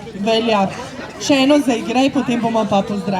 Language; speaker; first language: Slovenian; native; Slovenian